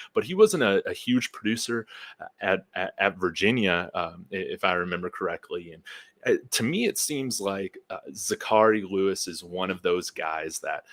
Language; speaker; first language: English; native; English